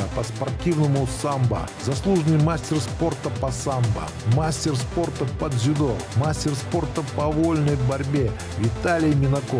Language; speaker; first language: Russian; native; Russian